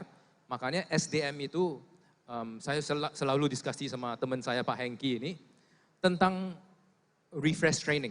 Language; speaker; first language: Indonesian; non-native, fluent; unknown